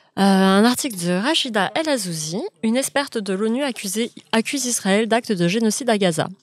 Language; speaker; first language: French; native; French